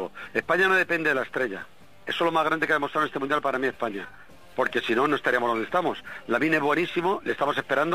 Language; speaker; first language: Spanish; native; Spanish